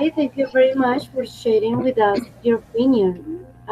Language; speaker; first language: English; non-native, fluent; Spanish